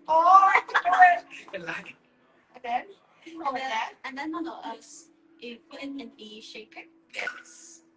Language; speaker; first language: English; non-native, learner; Thai